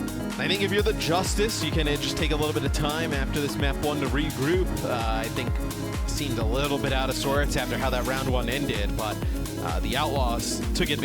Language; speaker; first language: English; native; English